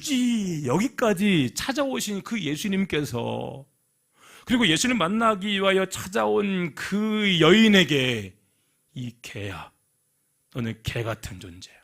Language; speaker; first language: Korean; native; Korean